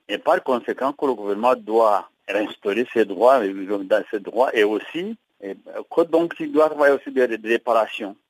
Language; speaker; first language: French; non-native, local second language; Kinyarwanda